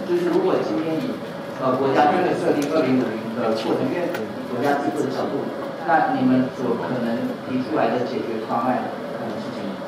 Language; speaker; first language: Chinese; native; Chinese